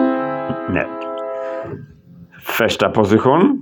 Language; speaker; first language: Swedish; non-native, learner; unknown